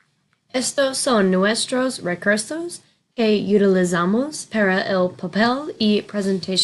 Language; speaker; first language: Spanish; non-native, learner; English